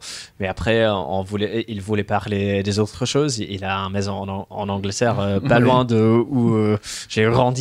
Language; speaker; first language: French; non-native, fluent; English